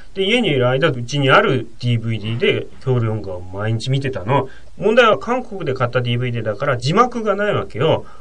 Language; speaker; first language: Japanese; native; Japanese